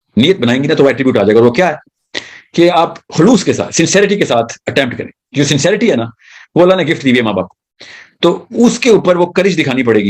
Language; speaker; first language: Urdu; native; Urdu